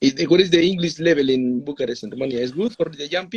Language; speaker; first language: English; non-native, learner; Spanish